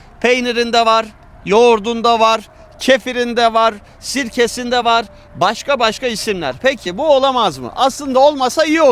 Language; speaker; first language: Turkish; native; Turkish